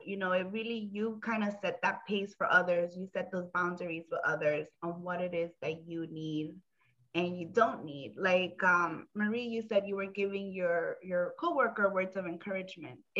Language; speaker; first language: English; native; English